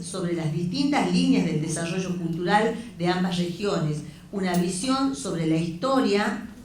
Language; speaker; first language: Spanish; native; Spanish